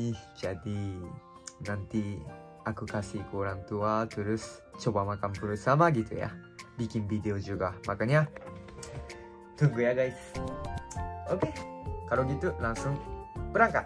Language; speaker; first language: Indonesian; non-native, fluent; Japanese